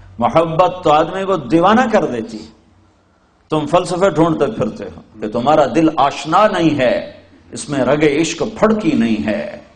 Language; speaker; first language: Urdu; non-native, local second language; Saraiki